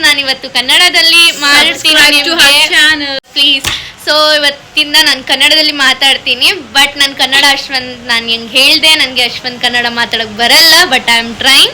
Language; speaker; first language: Kannada; non-native, local second language; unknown